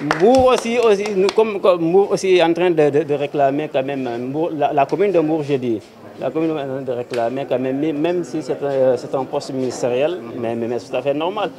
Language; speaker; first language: French; non-native, local second language; Wolof